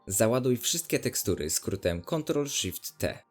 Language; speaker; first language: Polish; native; Polish